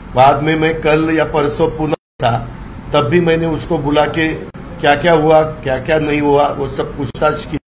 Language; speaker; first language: Hindi; non-native, local second language; Marathi